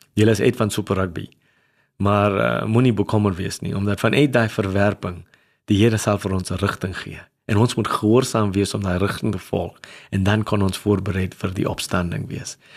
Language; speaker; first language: Afrikaans; non-native, local second language; English